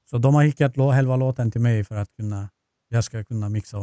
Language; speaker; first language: Swedish; non-native, fluent; Turkish